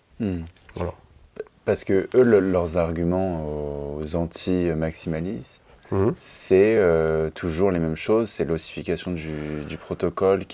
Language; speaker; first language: French; native; French